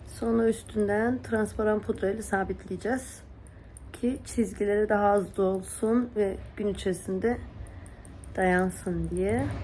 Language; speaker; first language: Turkish; early bilingual, heritage; Turkish